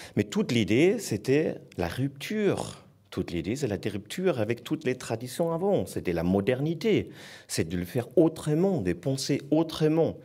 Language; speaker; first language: French; non-native, fluent; German